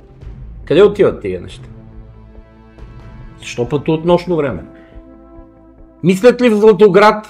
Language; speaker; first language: Bulgarian; native; Bulgarian